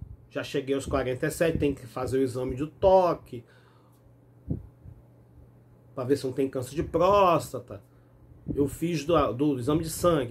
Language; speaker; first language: Portuguese; native; Portuguese